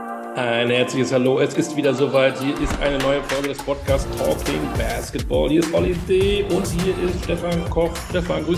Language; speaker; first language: German; native; German